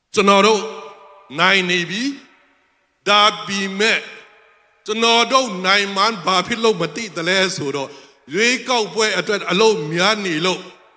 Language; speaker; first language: Burmese; non-native, local second language; Hakha Chin